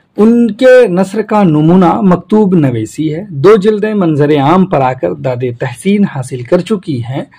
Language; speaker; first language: Urdu; native; Urdu